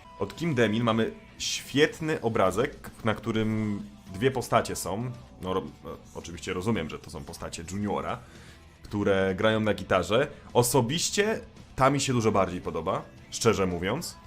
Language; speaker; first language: Polish; native; Polish